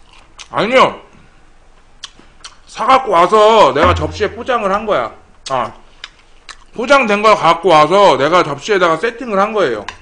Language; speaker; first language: Korean; native; Korean